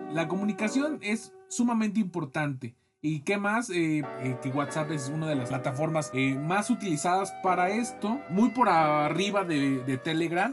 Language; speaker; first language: Spanish; native; Spanish